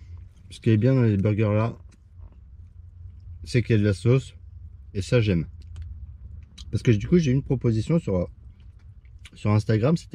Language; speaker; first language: French; native; French